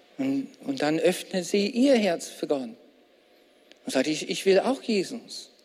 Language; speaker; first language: German; non-native, fluent; English